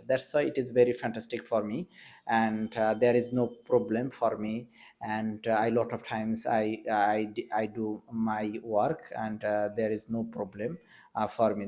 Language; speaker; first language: English; non-native, learner; Bangla